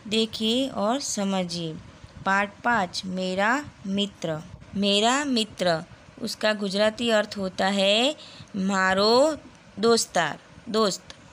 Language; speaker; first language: Hindi; non-native, local second language; Gujarati